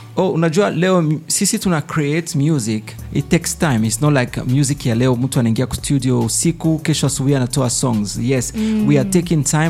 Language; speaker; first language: English; non-native, fluent; Swahili